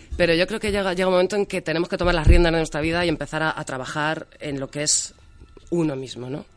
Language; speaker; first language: Spanish; native; Spanish